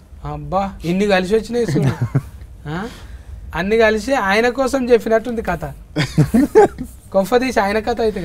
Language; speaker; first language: Telugu; native; Telugu